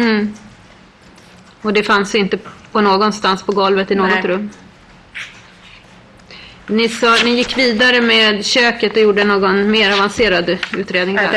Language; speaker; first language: Swedish; native; Swedish